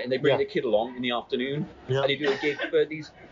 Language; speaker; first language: English; native; English